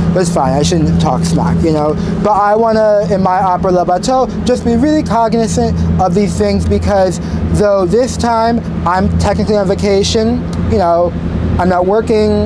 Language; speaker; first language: English; native; English